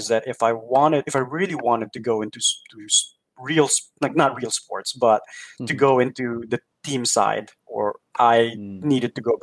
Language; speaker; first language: English; non-native, local second language; Filipino